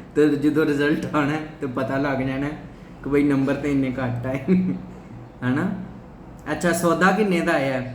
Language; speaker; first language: Urdu; non-native, local second language; Punjabi